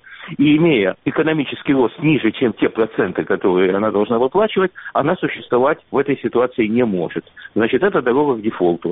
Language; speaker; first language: Russian; native; Russian